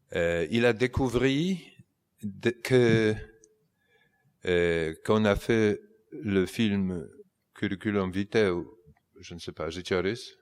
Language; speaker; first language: French; non-native, fluent; Polish